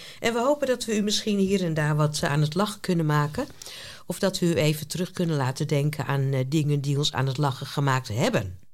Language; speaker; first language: Dutch; native; Dutch